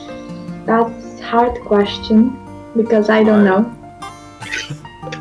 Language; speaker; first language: English; non-native, learner; Polish